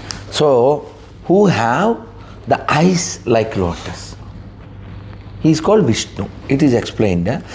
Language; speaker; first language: English; non-native, local second language; Telugu